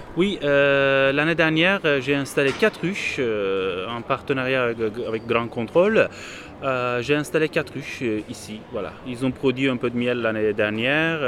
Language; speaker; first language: French; non-native, fluent; Turkish